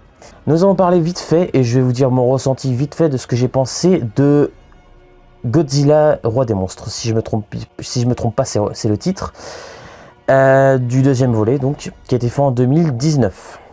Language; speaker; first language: French; native; French